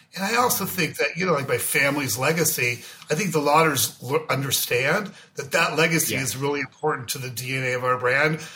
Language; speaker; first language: English; native; English